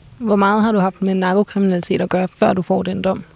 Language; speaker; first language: Danish; native; Danish